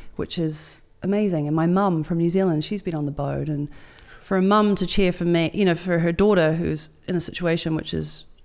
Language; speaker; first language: English; native; English